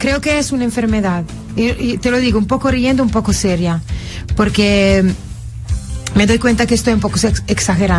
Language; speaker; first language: Spanish; non-native, fluent; Italian